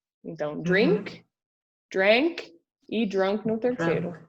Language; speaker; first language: Portuguese; non-native, fluent; English